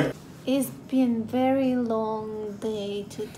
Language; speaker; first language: English; non-native, fluent; Russian